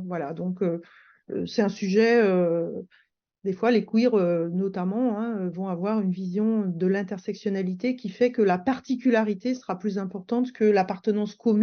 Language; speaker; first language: French; native; French